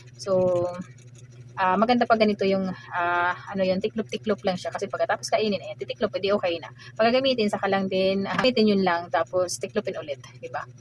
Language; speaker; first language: Filipino; native; Filipino